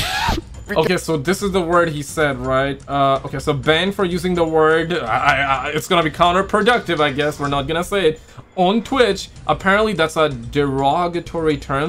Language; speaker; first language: English; native; English